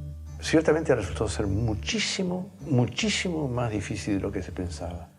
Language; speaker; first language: Spanish; native; Spanish